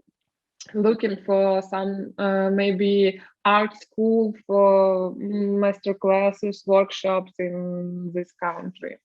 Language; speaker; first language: English; non-native, learner; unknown